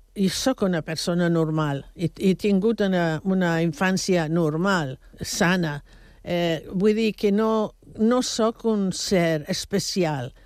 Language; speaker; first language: Catalan; non-native, local second language; Spanish